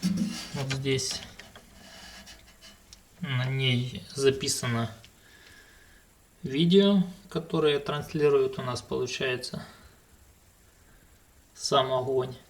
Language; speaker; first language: Russian; native; Russian